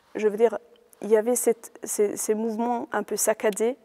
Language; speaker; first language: French; non-native, fluent; Hungarian